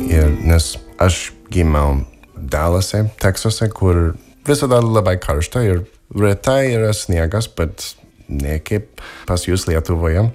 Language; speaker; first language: Lithuanian; non-native, learner; English